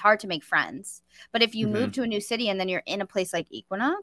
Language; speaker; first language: English; native; English